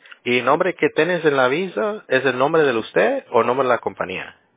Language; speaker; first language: Spanish; early bilingual, heritage; Spanish